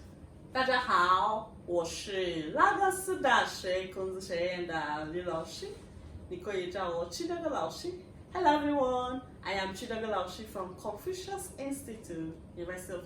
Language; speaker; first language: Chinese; non-native, fluent; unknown